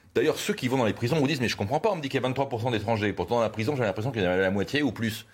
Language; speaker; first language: French; native; French